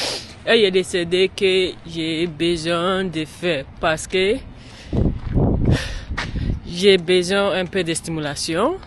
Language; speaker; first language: French; non-native, learner; English